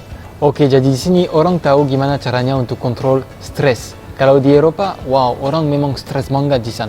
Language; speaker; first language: Indonesian; non-native, fluent; French